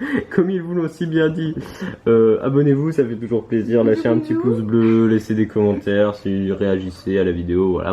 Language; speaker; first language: French; native; French